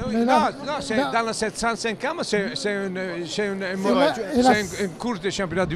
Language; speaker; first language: French; non-native, fluent; Italian